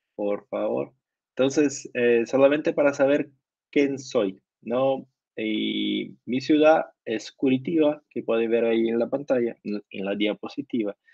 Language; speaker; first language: Spanish; non-native, learner; Portuguese